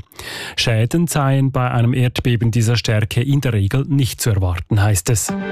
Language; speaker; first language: German; native; German